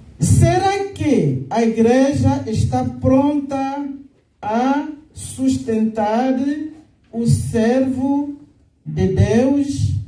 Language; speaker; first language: Portuguese; non-native, local second language; Lingala